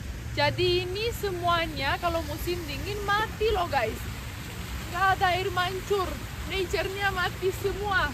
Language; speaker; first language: Indonesian; non-native, fluent; Romanian